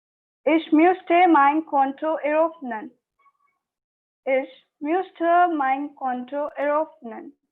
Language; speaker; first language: German; non-native, learner; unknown